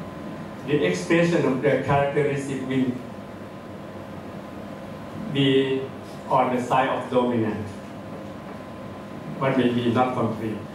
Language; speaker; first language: English; non-native, fluent; Thai